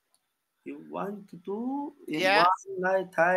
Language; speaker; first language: English; non-native, learner; Chinese